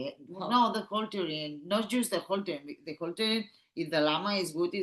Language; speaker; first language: English; non-native, learner; Catalan